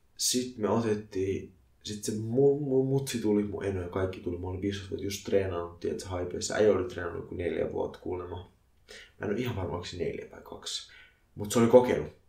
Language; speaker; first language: Finnish; early bilingual, other home language; Arabic